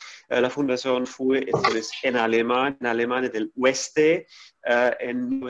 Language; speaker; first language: Spanish; non-native, fluent; German